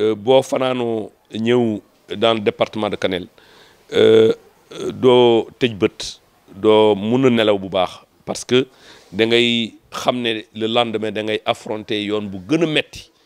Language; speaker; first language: French; non-native, local second language; Fula